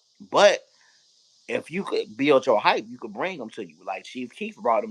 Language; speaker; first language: English; native; English